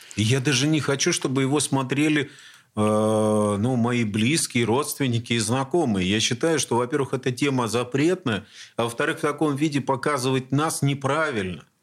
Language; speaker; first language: Russian; native; Russian